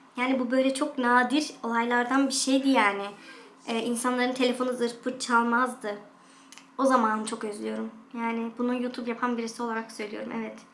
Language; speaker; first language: Turkish; early bilingual, heritage; Turkish